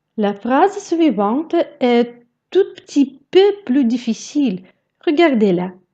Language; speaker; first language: French; non-native, fluent; Russian